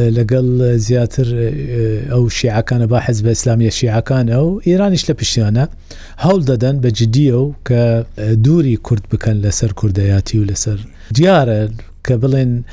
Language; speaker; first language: Central Kurdish; non-native, local second language; Southern Kurdish